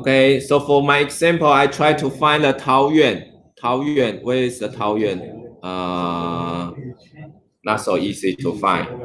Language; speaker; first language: English; non-native, learner; Chinese